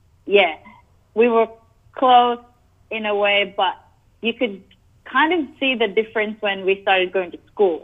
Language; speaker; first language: English; non-native, local second language; Cebuano